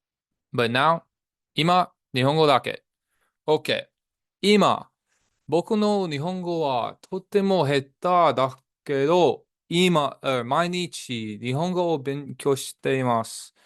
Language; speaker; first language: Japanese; non-native, learner; English